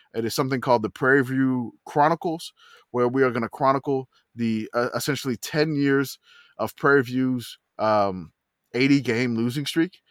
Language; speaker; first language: English; native; English